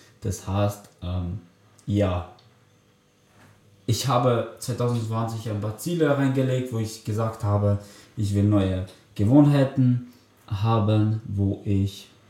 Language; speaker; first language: German; early bilingual, other home language; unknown